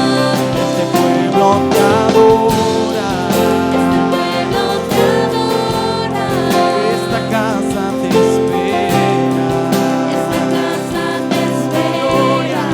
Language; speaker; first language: Spanish; native; Spanish